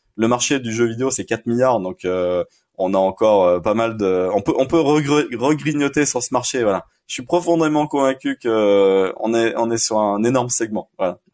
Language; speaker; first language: French; native; French